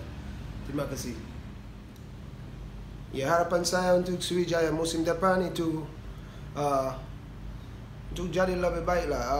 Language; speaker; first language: Indonesian; non-native, fluent; English